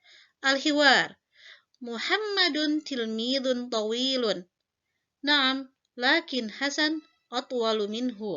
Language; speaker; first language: Arabic; non-native, fluent; Indonesian